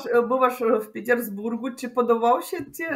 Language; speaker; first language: Polish; non-native, learner; Russian